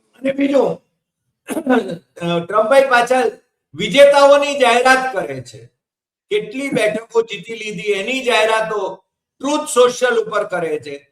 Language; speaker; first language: Gujarati; native; Gujarati